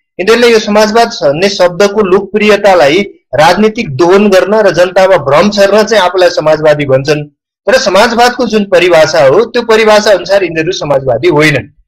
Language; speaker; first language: Nepali; native; Nepali